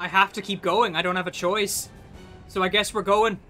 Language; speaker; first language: English; native; English